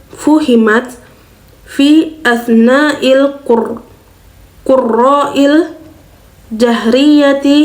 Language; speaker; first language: Arabic; non-native, learner; Indonesian